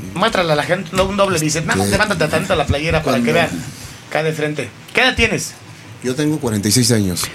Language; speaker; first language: Spanish; native; Spanish